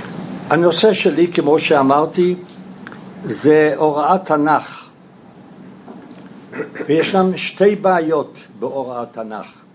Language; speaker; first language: Hebrew; non-native, fluent; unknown